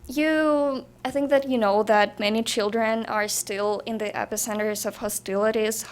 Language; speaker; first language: English; non-native, fluent; Ukrainian